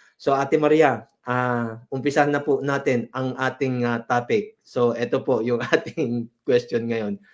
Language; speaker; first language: Filipino; non-native, local second language; Iloko